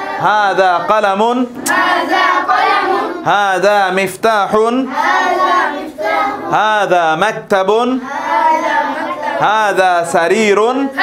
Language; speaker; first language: Arabic; non-native, fluent; Bangla